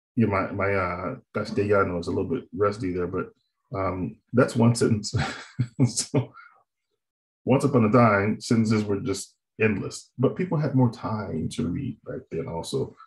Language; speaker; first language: English; native; English